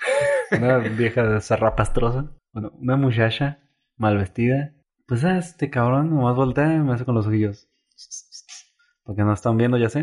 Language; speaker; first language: Spanish; native; Spanish